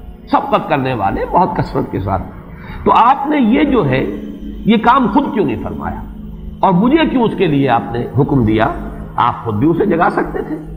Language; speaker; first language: Urdu; native; Urdu